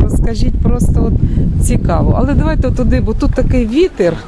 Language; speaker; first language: Ukrainian; native; Ukrainian